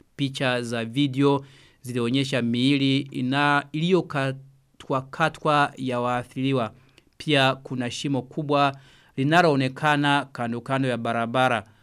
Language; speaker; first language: Swahili; non-native, local second language; Rundi